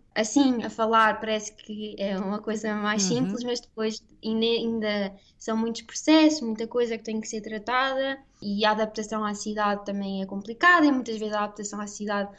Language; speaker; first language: Portuguese; native; Portuguese